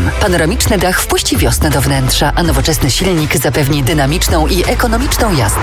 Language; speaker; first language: Polish; native; Polish